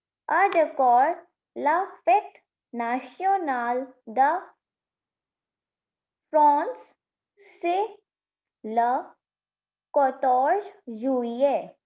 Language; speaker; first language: French; non-native, learner; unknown